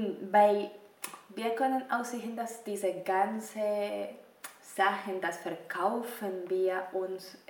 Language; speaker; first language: German; non-native, fluent; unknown